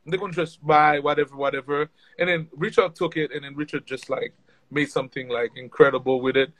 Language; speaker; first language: English; non-native, fluent; Haitian Creole